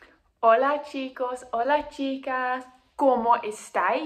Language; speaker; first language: Spanish; non-native, fluent; English